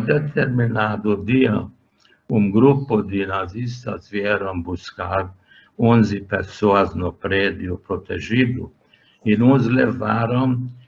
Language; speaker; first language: Portuguese; non-native, fluent; Hungarian